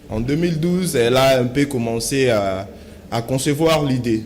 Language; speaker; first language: French; non-native, local second language; Lingala